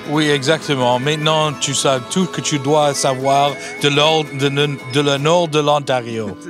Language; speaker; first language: French; non-native, learner; English